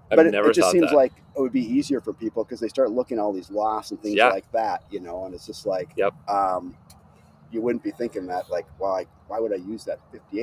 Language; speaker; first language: English; native; English